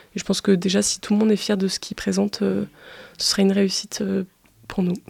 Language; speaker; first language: French; native; French